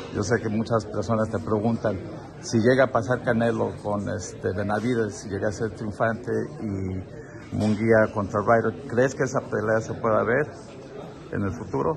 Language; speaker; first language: Spanish; early bilingual, heritage; Spanish